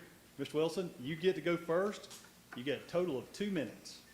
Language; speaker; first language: English; native; English